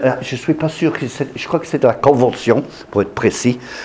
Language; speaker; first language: French; non-native, fluent; English